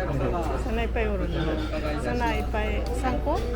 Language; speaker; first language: Japanese; non-native, fluent; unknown